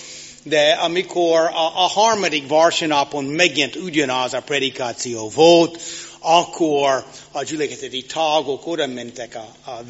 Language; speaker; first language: Hungarian; non-native, fluent; English